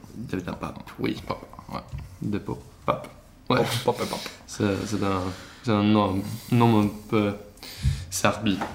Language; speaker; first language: French; non-native, learner; Swedish